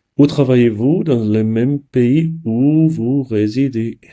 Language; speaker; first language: French; non-native, learner; English